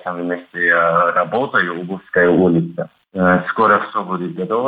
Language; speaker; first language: Russian; non-native, learner; Turkish